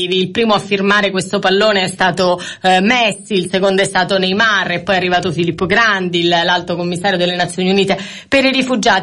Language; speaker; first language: Italian; native; Italian